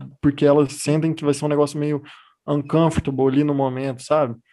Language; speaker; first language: Portuguese; native; Portuguese